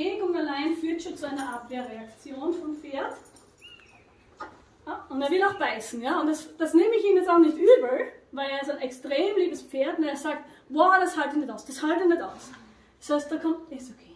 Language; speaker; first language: German; native; German